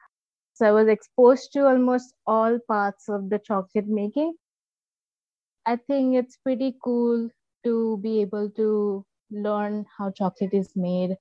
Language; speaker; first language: English; non-native, local second language; Marathi